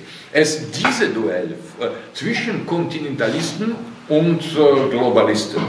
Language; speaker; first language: German; non-native, learner; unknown